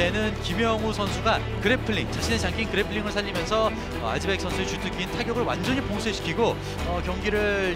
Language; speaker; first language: Korean; native; Korean